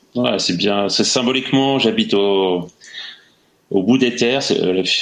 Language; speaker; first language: French; native; French